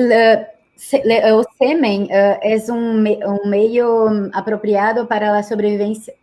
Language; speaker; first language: Spanish; non-native, learner; Portuguese